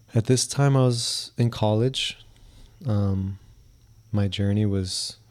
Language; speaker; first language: English; early bilingual, other home language; Spanish